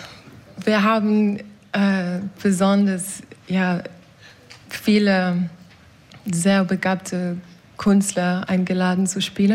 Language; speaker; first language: German; non-native, learner; English